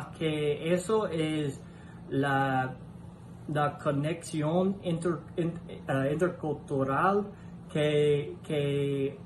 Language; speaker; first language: Spanish; non-native, learner; English